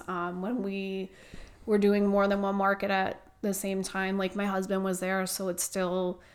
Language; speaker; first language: English; native; English